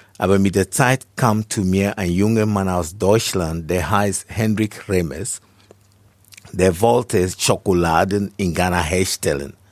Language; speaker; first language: German; non-native, fluent; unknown